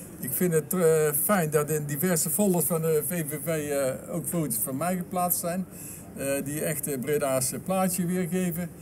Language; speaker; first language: Dutch; native; Dutch